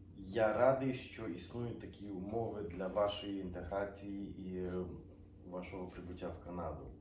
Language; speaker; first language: Ukrainian; native; Ukrainian